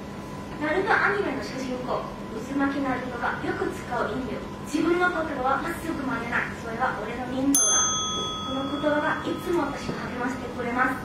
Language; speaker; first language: Japanese; non-native, fluent; Bangla